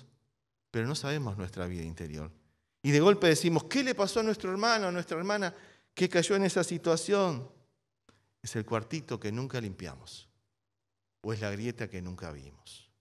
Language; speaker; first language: Spanish; native; Spanish